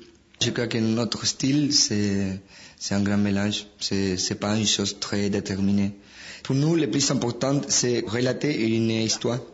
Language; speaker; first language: French; non-native, fluent; Spanish